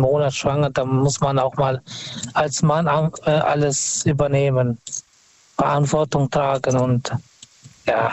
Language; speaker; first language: German; non-native, fluent; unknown